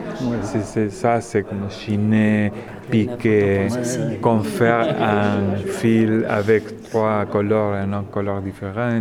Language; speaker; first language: French; non-native, learner; Spanish